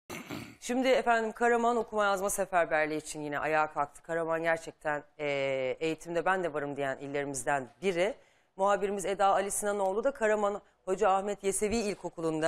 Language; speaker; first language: Turkish; native; Turkish